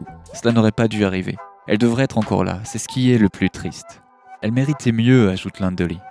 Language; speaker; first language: French; native; French